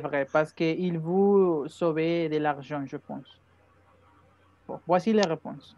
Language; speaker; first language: French; non-native, fluent; Spanish